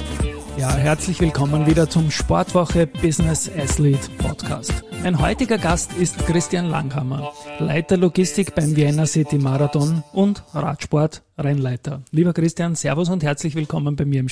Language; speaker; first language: German; native; German